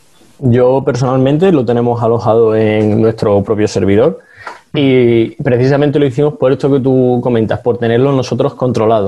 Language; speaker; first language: Spanish; native; Spanish